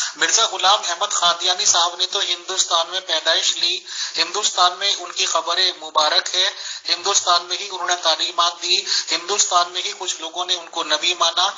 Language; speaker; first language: Urdu; non-native, local second language; Hindi